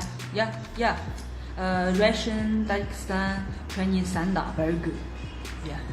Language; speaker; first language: English; non-native, learner; Chinese